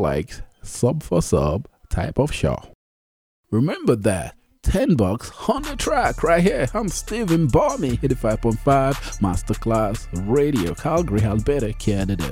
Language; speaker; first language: English; non-native, local second language; Igbo